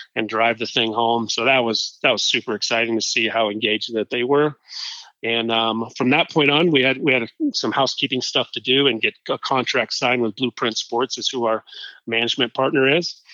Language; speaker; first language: English; native; English